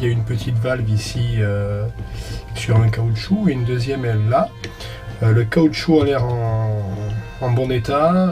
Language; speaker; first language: French; native; French